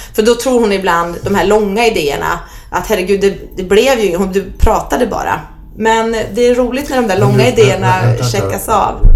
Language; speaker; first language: Swedish; native; Swedish